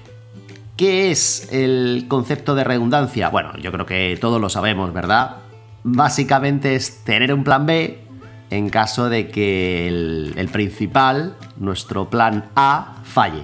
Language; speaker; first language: Spanish; native; Spanish